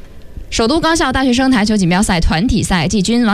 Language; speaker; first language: Chinese; native; Chinese